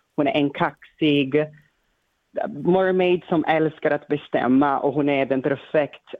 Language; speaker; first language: Swedish; non-native, fluent; Portuguese